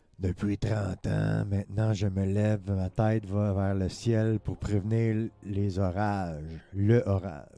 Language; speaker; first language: French; native; French